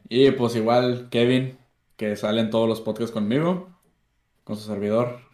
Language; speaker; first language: Spanish; native; Spanish